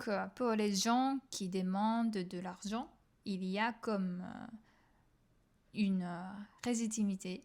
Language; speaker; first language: French; non-native, fluent; Japanese